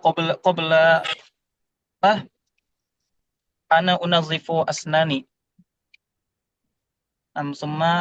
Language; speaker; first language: Arabic; non-native, learner; Indonesian